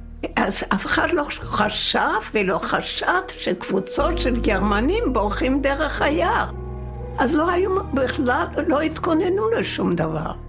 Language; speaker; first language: Hebrew; non-native, fluent; Yiddish